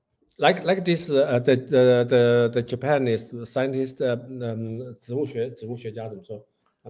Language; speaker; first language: English; non-native, learner; Chinese